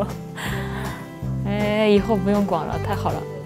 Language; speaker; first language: Chinese; non-native, fluent; Japanese